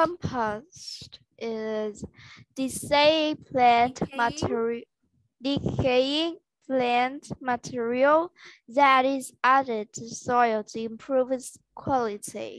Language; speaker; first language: English; non-native, learner; Vietnamese